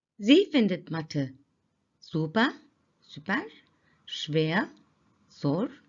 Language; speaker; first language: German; non-native, fluent; Turkish